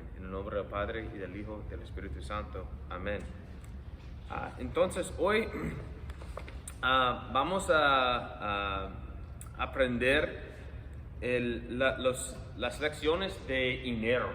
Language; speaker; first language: Spanish; non-native, fluent; English